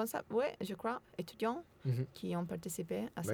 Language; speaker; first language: French; non-native, learner; Italian